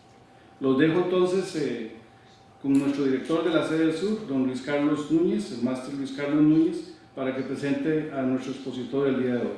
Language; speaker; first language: Spanish; native; Spanish